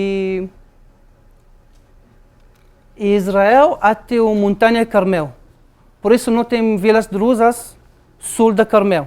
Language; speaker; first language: Portuguese; non-native, learner; Arabic